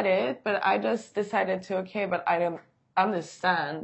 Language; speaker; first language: English; non-native, fluent; Swedish